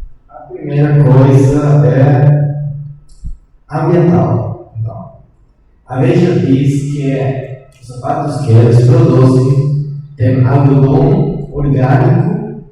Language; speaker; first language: Portuguese; non-native, learner; Spanish